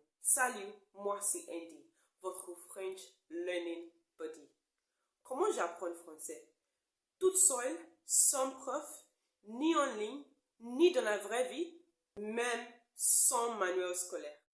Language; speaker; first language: French; non-native, learner; English